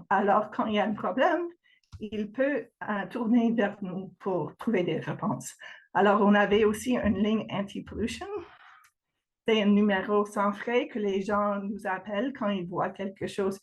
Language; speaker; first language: French; non-native, fluent; English